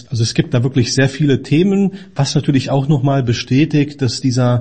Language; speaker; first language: German; native; German